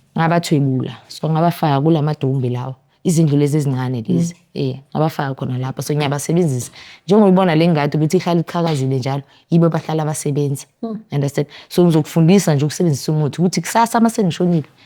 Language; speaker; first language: Zulu; native; Zulu